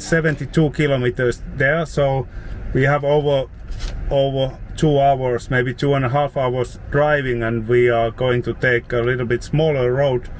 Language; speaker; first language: English; non-native, learner; Finnish